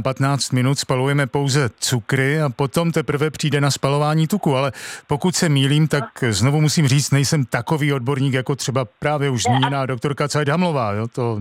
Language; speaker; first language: Czech; native; Czech